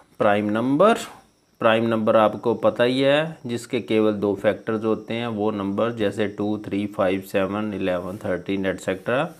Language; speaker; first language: Hindi; non-native, local second language; Punjabi